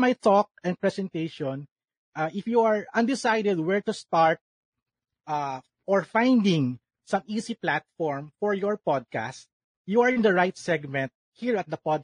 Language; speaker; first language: English; non-native, local second language; Filipino